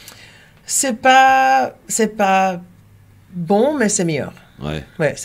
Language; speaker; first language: French; non-native, learner; Portuguese